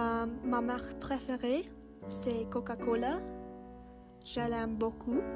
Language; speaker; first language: French; non-native, learner; English